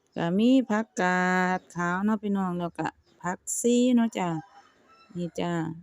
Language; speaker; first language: Thai; native; Thai